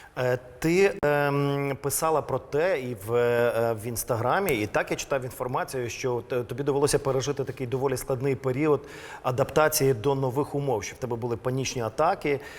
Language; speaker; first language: Ukrainian; native; Ukrainian